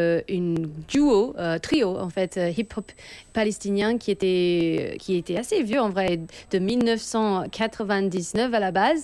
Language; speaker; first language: French; native; French